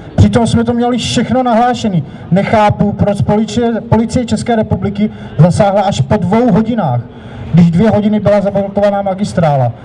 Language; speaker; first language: Czech; native; Czech